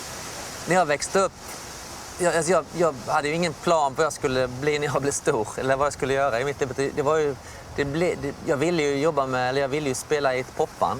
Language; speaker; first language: Swedish; native; Swedish